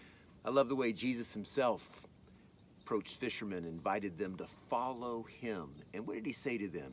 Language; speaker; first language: English; native; English